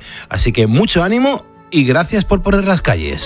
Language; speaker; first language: Spanish; native; Spanish